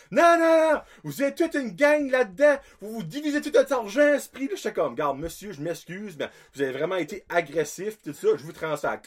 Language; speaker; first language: French; native; French